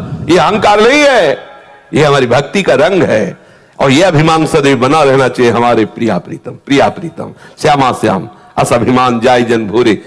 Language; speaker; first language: Hindi; native; Hindi